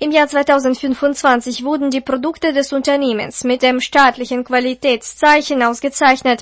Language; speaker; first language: German; non-native, fluent; Russian